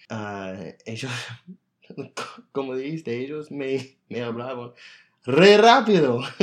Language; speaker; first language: Spanish; non-native, fluent; English